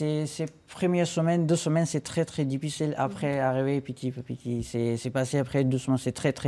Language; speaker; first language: French; non-native, learner; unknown